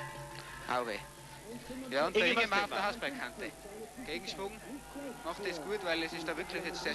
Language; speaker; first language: German; native; German